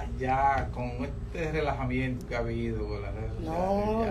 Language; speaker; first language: Spanish; native; Spanish